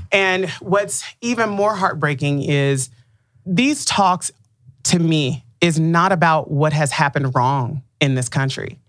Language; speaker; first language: English; early bilingual, other home language; Akan